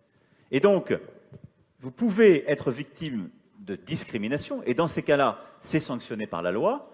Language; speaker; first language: French; native; French